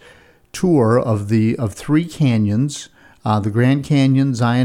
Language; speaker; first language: English; native; English